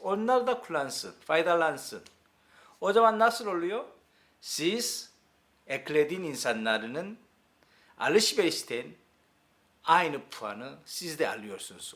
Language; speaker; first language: Turkish; non-native, learner; Korean